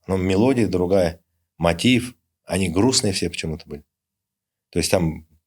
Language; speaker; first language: Russian; native; Russian